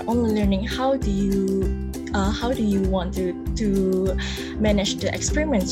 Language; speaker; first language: English; non-native, local second language; Malay